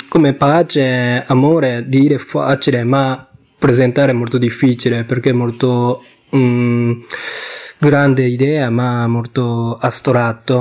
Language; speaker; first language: Italian; non-native, learner; Japanese